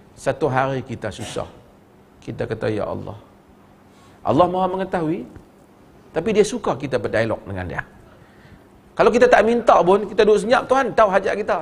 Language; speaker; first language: Malay; native; Malay